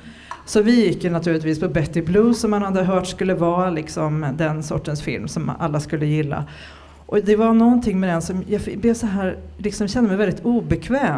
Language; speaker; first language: Swedish; native; Swedish